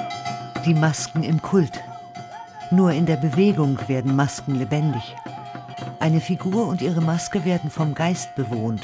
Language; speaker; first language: German; native; German